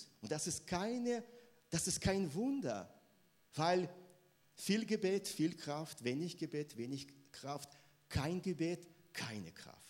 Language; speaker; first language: German; non-native, fluent; Russian